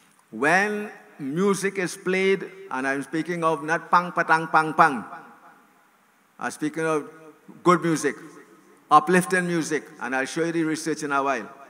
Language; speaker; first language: English; native; English